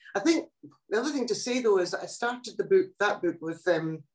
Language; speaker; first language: English; non-native, local second language; Italian